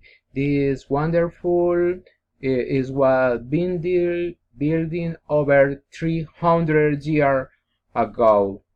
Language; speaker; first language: English; non-native, learner; Spanish